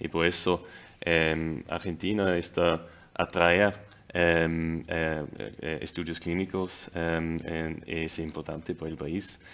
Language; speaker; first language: Spanish; non-native, fluent; German